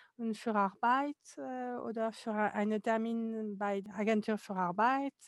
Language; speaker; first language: German; non-native, learner; French